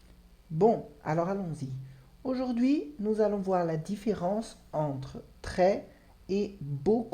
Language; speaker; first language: French; non-native, fluent; Portuguese